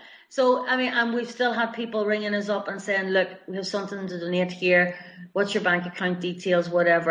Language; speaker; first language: English; native; English